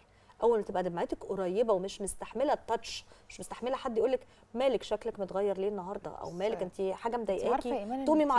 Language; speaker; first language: Arabic; native; Arabic